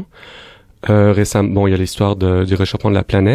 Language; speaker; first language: French; native; French